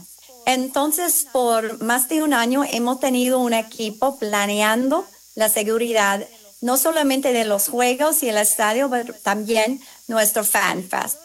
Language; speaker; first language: Spanish; non-native, fluent; English